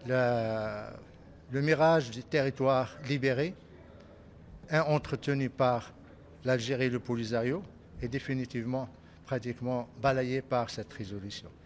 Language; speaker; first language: French; non-native, local second language; Arabic